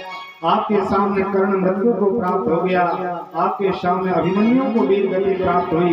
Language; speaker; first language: Hindi; native; Hindi